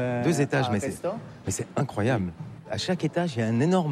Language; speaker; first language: French; native; French